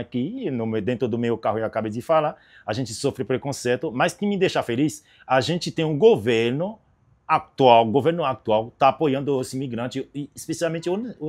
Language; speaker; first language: Portuguese; non-native, learner; Haitian Creole